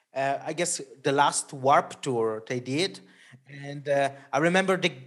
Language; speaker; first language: English; non-native, fluent; Italian